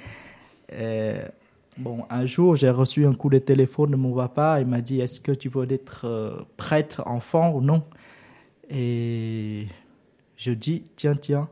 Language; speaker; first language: French; non-native, learner; Vietnamese